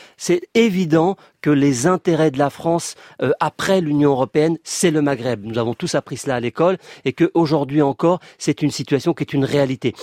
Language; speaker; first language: French; native; French